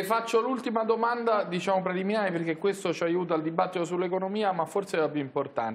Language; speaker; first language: Italian; native; Italian